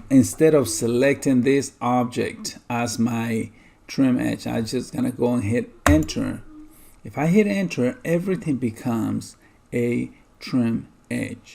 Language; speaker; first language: English; native; English